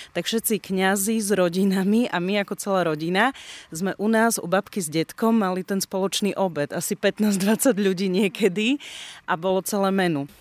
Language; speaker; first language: Slovak; native; Slovak